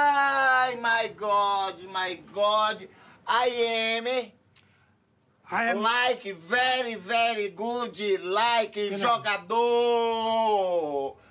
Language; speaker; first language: English; non-native, learner; Portuguese